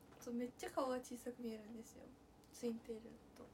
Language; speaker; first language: Japanese; native; Japanese